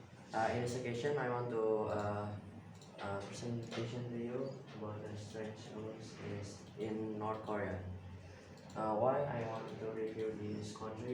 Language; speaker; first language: English; non-native, learner; Indonesian